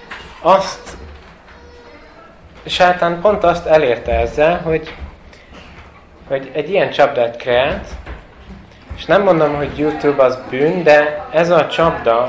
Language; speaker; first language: Hungarian; non-native, fluent; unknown